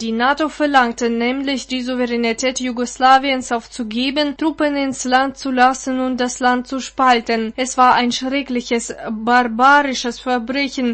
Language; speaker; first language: German; non-native, fluent; Russian